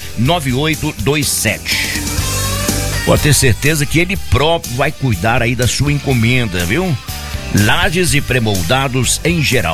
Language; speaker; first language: Portuguese; native; Portuguese